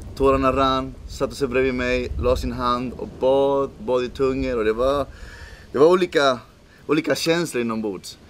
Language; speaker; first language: Swedish; early bilingual, other home language; Spanish